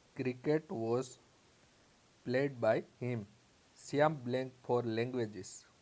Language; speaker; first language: English; non-native, local second language; Gujarati